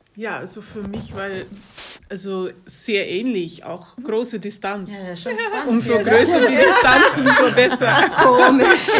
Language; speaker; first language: German; non-native, fluent; Dutch